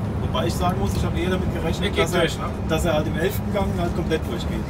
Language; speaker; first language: German; native; German